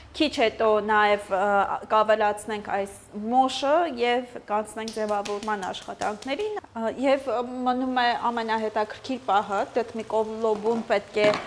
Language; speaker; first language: Armenian; native; Armenian